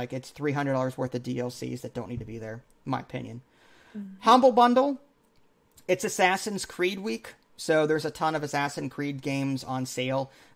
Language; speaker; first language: English; native; English